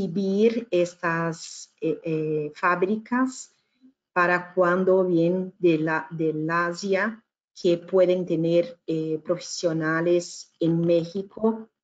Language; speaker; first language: Spanish; non-native, fluent; Portuguese